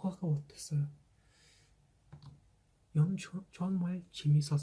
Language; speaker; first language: Korean; non-native, fluent; Kazakh